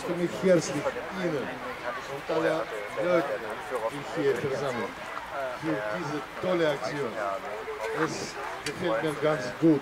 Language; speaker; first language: German; non-native, learner; Russian